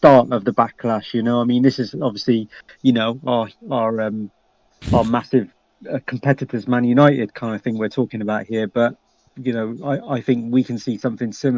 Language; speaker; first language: English; native; English